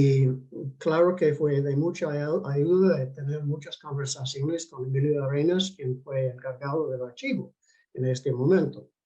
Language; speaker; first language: Spanish; non-native, fluent; English